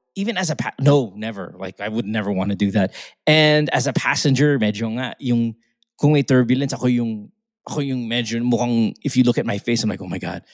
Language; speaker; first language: English; non-native, local second language; Filipino